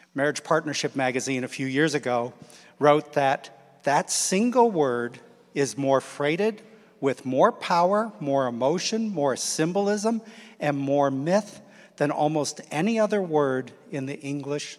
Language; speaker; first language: English; native; English